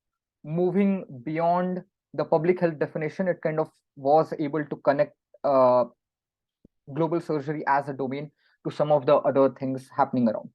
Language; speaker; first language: English; non-native, local second language; Marathi